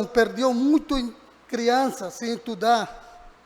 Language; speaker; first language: Portuguese; non-native, learner; Spanish